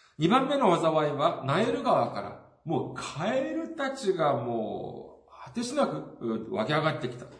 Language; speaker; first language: Japanese; non-native, fluent; Korean